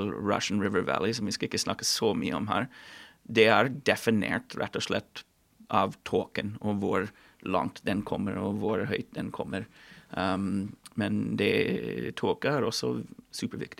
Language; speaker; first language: Norwegian; non-native, fluent; English